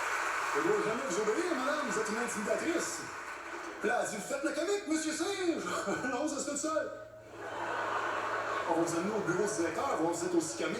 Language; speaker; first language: French; native; French